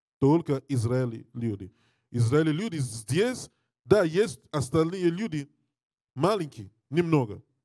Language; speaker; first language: Russian; non-native, learner; English